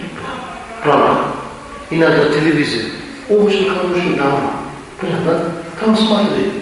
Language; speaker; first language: Russian; non-native, learner; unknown